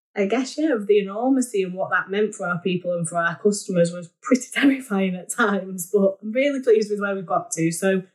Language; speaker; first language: English; native; English